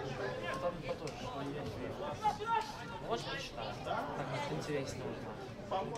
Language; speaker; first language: Russian; native; Russian